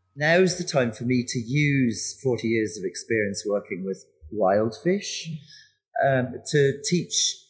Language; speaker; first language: English; native; English